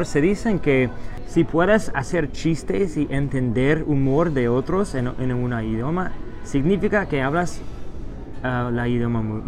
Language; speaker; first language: Spanish; non-native, fluent; English